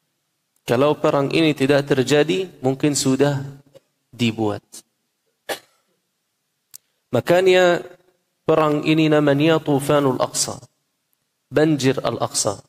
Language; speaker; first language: Indonesian; non-native, fluent; Arabic